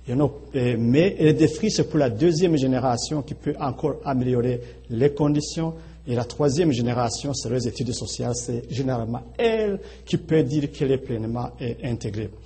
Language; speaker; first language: French; non-native, local second language; Rundi